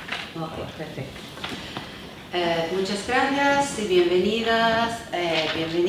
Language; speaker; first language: Spanish; non-native, fluent; Italian